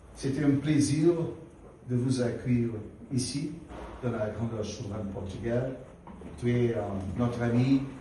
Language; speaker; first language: French; non-native, learner; Portuguese